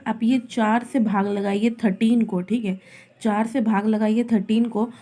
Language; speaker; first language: Hindi; native; Hindi